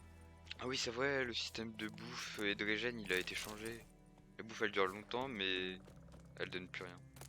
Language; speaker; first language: French; native; French